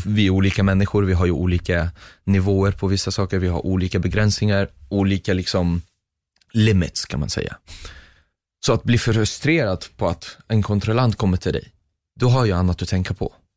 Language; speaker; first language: Swedish; non-native, fluent; Arabic